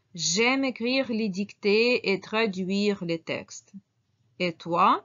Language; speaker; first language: French; non-native, fluent; Ukrainian